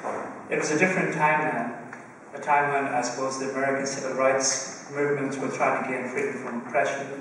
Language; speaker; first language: English; native; English